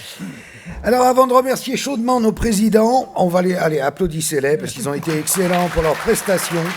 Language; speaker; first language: French; native; French